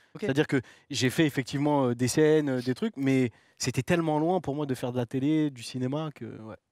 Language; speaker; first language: French; native; French